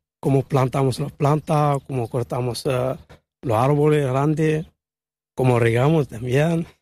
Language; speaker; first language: Spanish; non-native, learner; Arabic